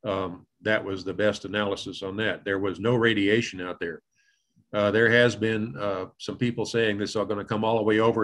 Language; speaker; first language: English; native; English